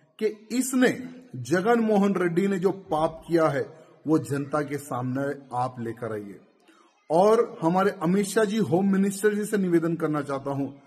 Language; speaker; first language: Hindi; native; Hindi